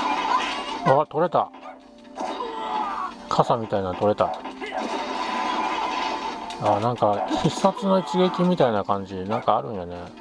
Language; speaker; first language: Japanese; native; Japanese